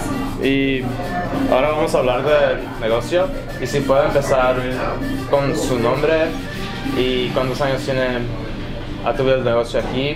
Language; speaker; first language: Spanish; early bilingual, other home language; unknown